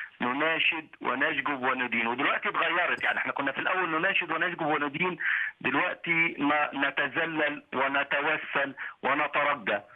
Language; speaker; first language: Arabic; native; Arabic